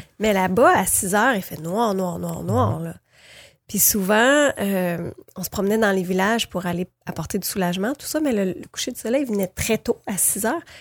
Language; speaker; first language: French; native; French